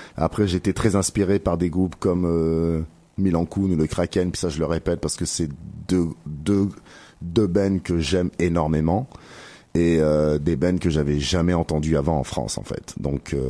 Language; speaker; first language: French; native; French